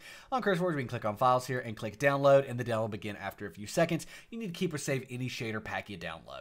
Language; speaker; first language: English; native; English